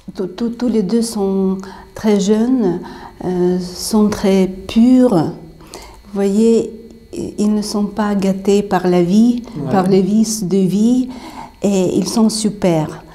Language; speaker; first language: French; non-native, fluent; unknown